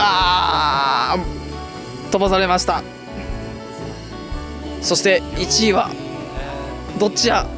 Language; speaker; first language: Japanese; native; Japanese